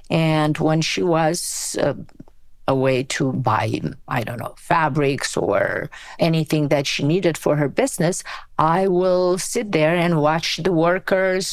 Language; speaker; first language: English; non-native, fluent; Romanian